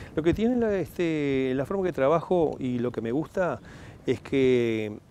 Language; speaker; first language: Spanish; native; Spanish